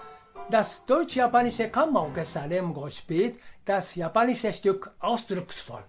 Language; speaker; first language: German; non-native, fluent; Japanese